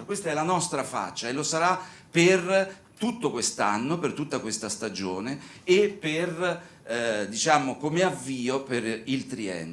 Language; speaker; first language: Italian; native; Italian